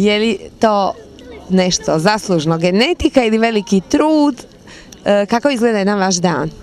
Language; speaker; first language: Croatian; native; Croatian